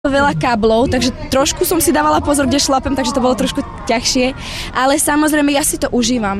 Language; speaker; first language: Slovak; native; Slovak